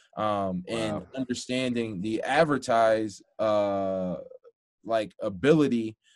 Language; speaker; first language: English; native; English